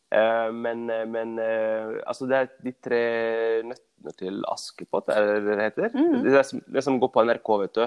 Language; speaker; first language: Norwegian; early bilingual, other home language; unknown